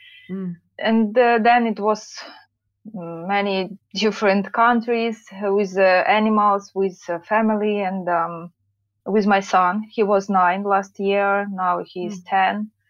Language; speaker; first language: English; non-native, learner; Ukrainian